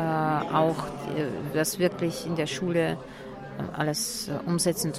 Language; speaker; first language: German; non-native, fluent; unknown